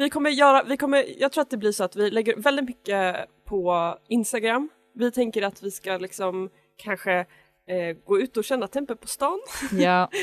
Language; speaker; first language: Swedish; native; Swedish